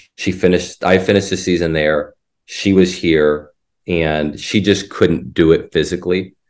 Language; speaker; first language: English; native; English